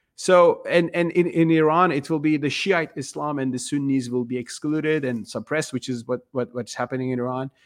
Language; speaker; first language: English; non-native, fluent; Turkish